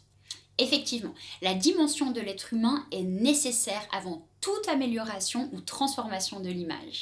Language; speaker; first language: French; native; French